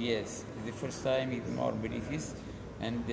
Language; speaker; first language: English; non-native, learner; Arabic